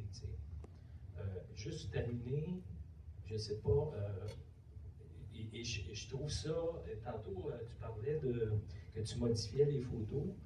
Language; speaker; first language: French; native; French